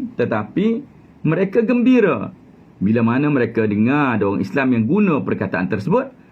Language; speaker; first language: Malay; native; Malay